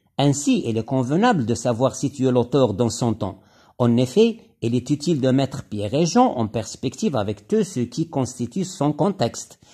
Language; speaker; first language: French; non-native, local second language; Arabic